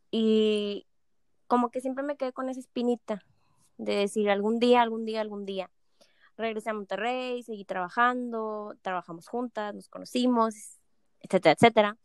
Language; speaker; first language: Spanish; native; Spanish